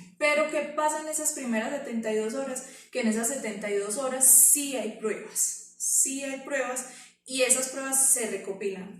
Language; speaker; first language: Spanish; native; Spanish